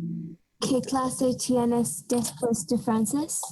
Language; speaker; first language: Spanish; non-native, learner; English